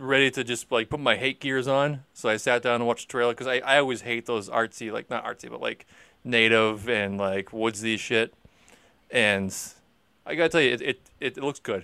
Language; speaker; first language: English; native; English